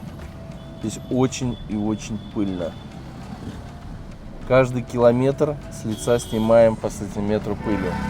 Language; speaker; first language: Russian; native; Russian